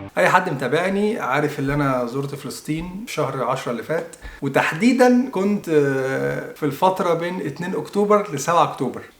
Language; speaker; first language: Egyptian Arabic; native; Egyptian Arabic